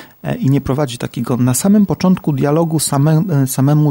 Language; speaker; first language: Polish; native; Polish